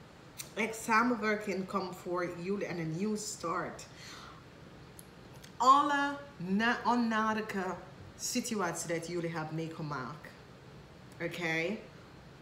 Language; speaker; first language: Dutch; non-native, fluent; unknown